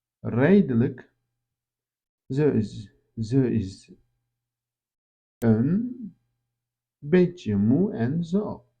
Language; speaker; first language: Dutch; non-native, fluent; Turkish